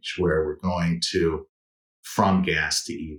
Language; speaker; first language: English; native; English